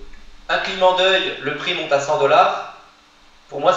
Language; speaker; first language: French; native; French